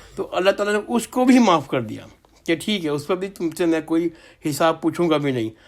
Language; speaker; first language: Urdu; native; Urdu